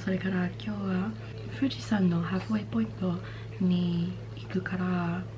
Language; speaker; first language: Japanese; non-native, learner; English